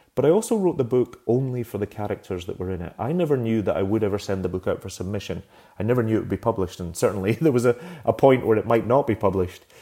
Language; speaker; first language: English; native; English